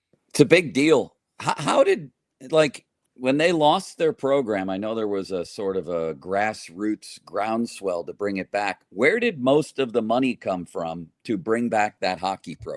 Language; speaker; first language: English; native; English